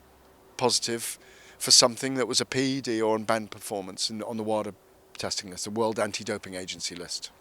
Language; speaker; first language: English; native; English